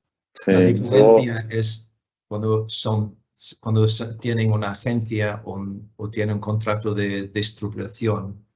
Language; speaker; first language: Spanish; non-native, fluent; English